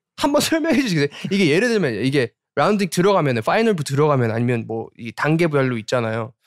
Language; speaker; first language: Korean; early bilingual, heritage; Korean